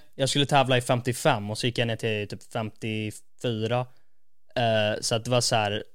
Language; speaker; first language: Swedish; native; Swedish